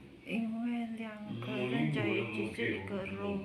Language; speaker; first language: Chinese; non-native, learner; Indonesian